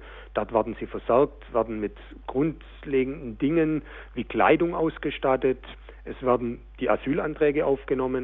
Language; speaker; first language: German; native; German